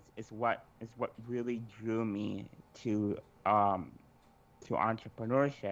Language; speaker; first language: English; native; English